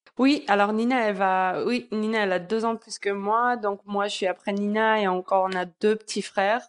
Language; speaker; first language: French; early bilingual, other home language; Georgian